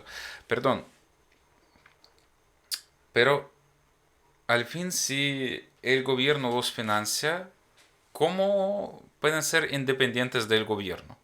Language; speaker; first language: Spanish; non-native, fluent; Ukrainian